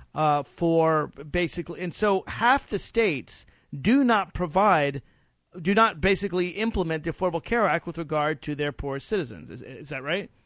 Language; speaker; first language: English; native; English